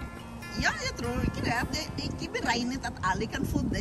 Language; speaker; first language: Norwegian; non-native, learner; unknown